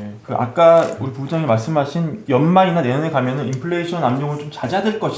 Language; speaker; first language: Korean; native; Korean